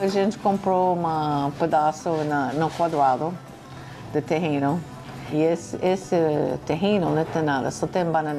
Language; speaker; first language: Portuguese; non-native, learner; English